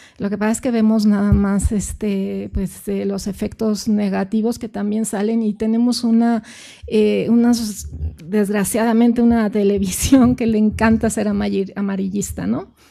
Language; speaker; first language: Spanish; native; Spanish